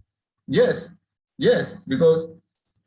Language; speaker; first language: English; non-native, learner; Spanish